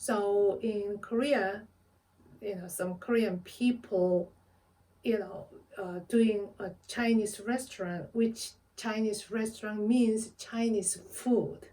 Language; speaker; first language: English; non-native, learner; Korean